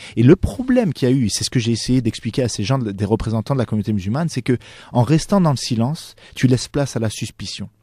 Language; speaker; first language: French; non-native, local second language; Arabic